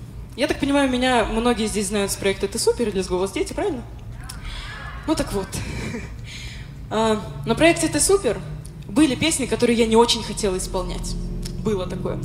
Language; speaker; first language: Russian; native; Russian